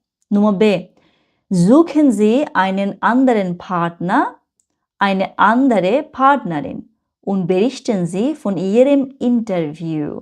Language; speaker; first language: German; non-native, learner; Bangla